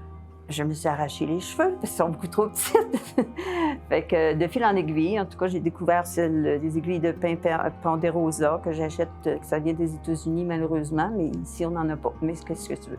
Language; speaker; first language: French; native; French